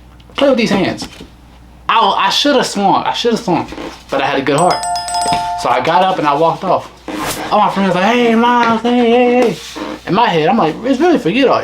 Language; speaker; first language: English; native; English